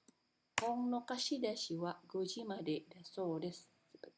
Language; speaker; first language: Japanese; non-native, fluent; Indonesian